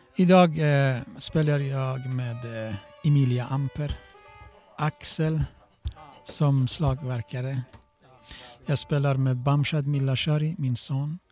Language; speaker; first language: Swedish; non-native, fluent; Baluchi